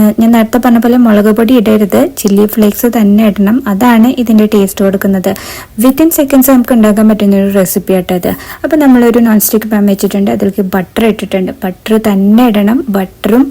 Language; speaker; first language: Malayalam; native; Malayalam